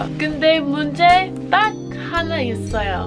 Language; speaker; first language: Korean; non-native, learner; English